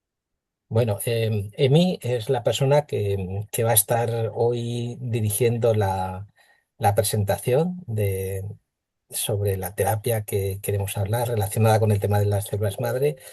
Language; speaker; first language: Spanish; native; Spanish